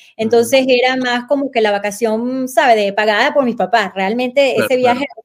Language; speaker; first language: Spanish; native; Spanish